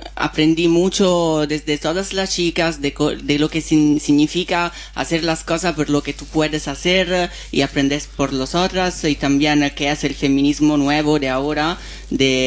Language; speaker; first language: Spanish; non-native, fluent; Italian